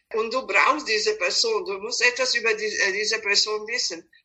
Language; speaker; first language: German; non-native, fluent; Serbian